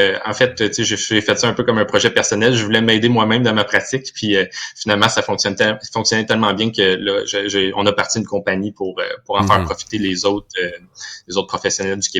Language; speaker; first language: French; native; French